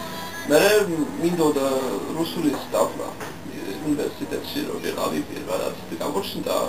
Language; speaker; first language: Georgian; non-native, learner; English